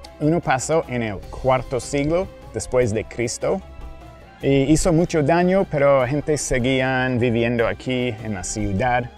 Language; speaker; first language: Spanish; non-native, fluent; English